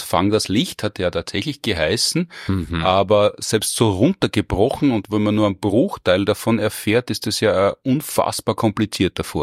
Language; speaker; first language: German; native; German